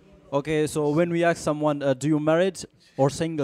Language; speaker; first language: English; non-native, learner; Pashto